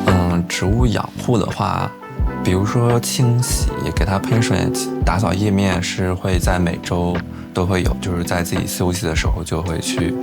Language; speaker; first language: Chinese; native; Chinese